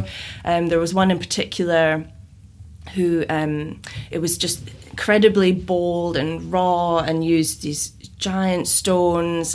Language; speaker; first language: English; native; English